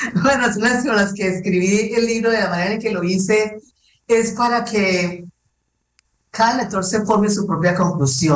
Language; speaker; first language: Spanish; native; Spanish